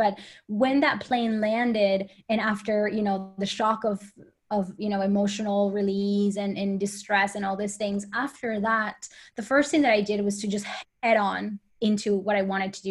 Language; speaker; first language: English; non-native, fluent; Spanish